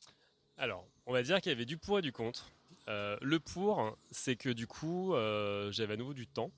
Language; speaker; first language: French; native; French